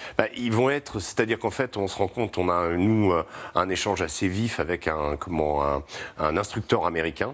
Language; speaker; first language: French; native; French